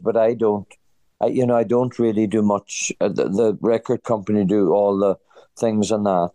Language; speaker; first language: English; native; English